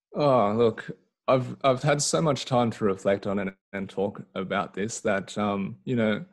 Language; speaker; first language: English; native; English